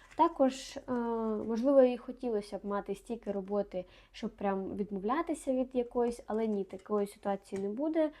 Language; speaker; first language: Ukrainian; non-native, local second language; Russian